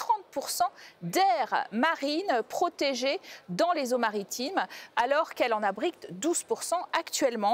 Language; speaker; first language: French; native; French